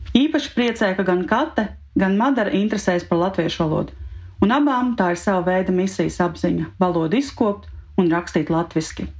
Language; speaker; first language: Latvian; native; Latvian